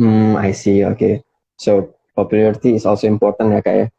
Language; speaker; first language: English; non-native, fluent; Indonesian